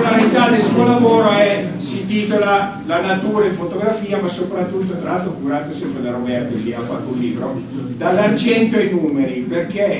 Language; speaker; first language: Italian; native; Italian